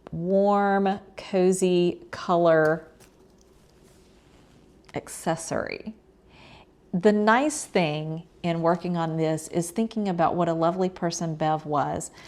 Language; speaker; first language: English; native; English